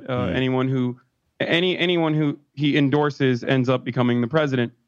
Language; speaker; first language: English; non-native, fluent; Turkish